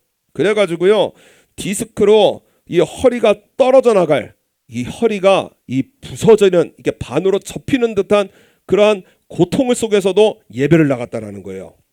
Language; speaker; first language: Korean; native; Korean